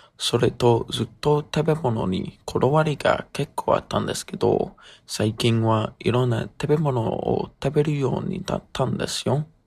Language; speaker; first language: Japanese; non-native, learner; English